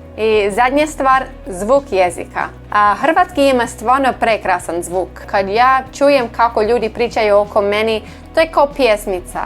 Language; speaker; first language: Croatian; non-native, learner; English